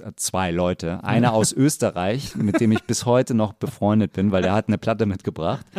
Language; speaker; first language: German; native; German